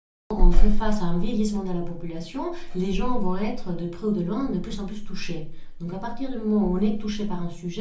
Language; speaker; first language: French; non-native, fluent; Spanish